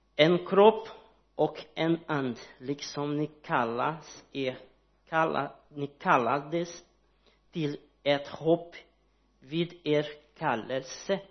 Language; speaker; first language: Swedish; non-native, learner; Portuguese